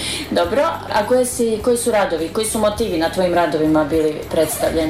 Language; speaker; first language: Croatian; native; Croatian